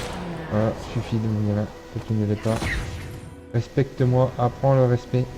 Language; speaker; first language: French; native; French